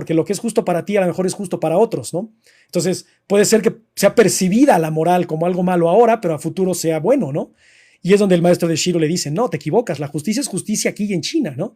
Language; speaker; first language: Spanish; native; Spanish